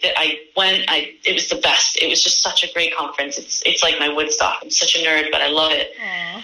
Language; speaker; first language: English; native; English